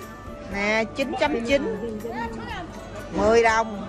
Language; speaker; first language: Vietnamese; native; Vietnamese